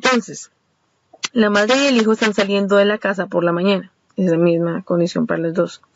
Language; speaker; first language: Spanish; native; Spanish